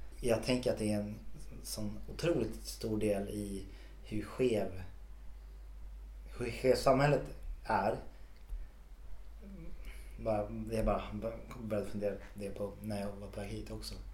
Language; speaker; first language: Swedish; native; Swedish